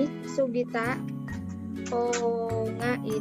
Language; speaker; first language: Japanese; non-native, learner; Filipino